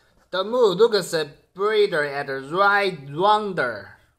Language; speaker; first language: English; non-native, learner; Chinese